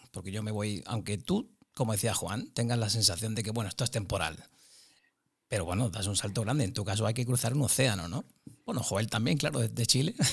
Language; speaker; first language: Spanish; native; Spanish